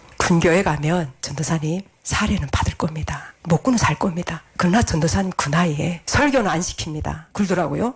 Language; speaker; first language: Korean; native; Korean